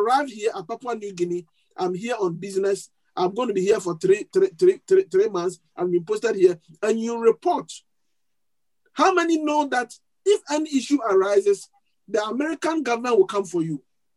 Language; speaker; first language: English; non-native, local second language; Akan